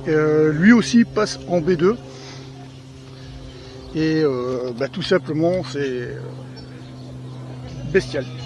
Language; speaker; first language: French; native; French